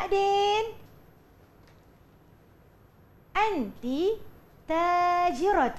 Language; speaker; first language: Arabic; non-native, fluent; Malay